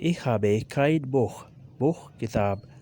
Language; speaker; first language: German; non-native, learner; Urdu